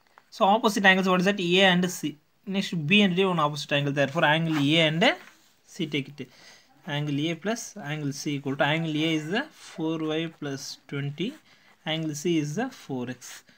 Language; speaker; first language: English; non-native, local second language; Tamil